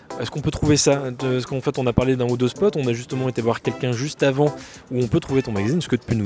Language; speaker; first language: French; native; French